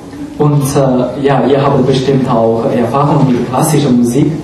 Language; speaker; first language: German; non-native, learner; Chinese